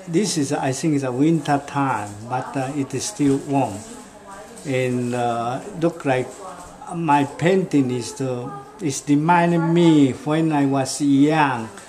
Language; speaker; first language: English; non-native, learner; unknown